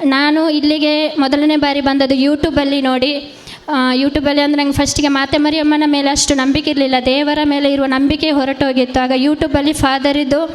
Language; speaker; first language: Kannada; non-native, local second language; Konkani